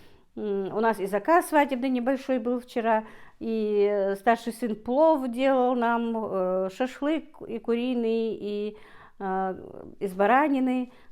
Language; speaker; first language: Russian; non-native, local second language; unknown